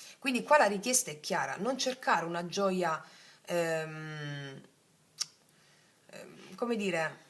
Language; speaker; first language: Italian; native; Italian